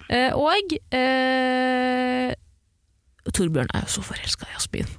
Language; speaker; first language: Norwegian; early bilingual, other home language; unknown